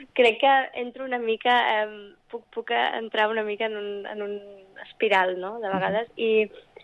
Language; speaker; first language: Catalan; early bilingual, other home language; English